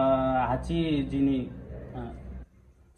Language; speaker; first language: Japanese; non-native, learner; Nepali